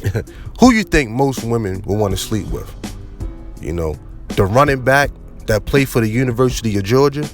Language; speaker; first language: English; native; English